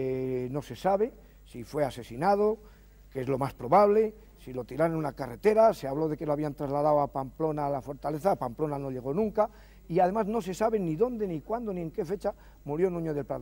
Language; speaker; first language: Spanish; native; Spanish